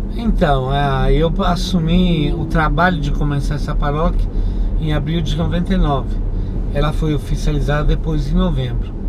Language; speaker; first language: Portuguese; non-native, fluent; Italian